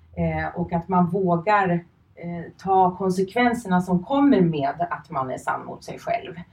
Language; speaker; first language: Swedish; early bilingual, other home language; Finnish